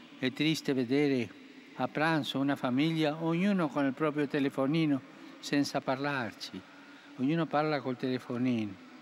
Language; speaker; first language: Italian; non-native, fluent; Spanish